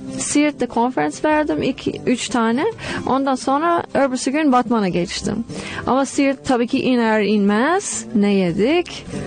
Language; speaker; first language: Turkish; non-native, fluent; English